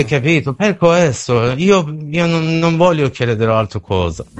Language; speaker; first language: Italian; non-native, learner; Persian